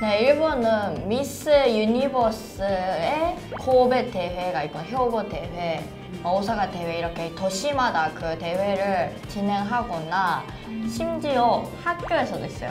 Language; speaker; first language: Korean; non-native, fluent; Japanese